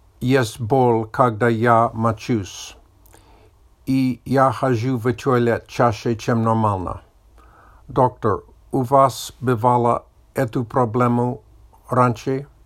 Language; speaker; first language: Russian; non-native, learner; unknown